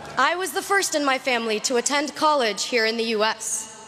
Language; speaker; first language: English; native; English